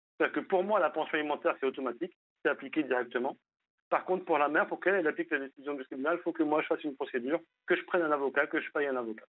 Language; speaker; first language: French; native; French